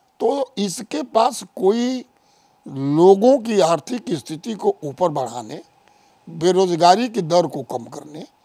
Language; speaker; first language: Hindi; native; Hindi